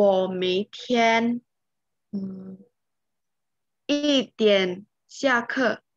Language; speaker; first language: Chinese; non-native, learner; Indonesian